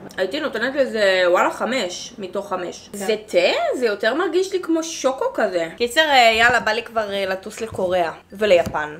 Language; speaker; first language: Hebrew; native; Hebrew